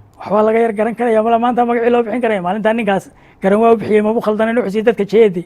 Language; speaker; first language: Somali; native; Somali